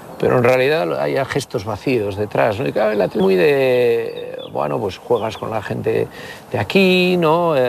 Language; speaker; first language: Spanish; native; Spanish